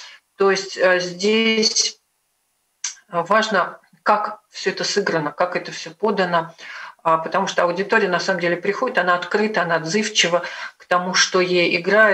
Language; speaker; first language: Russian; native; Russian